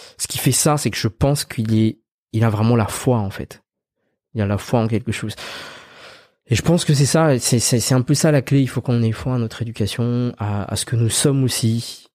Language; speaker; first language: French; early bilingual, other home language; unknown